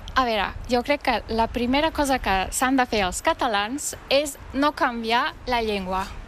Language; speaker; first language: Catalan; non-native, fluent; Turkish